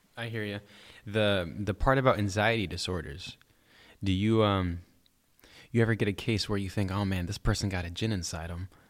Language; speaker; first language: English; native; English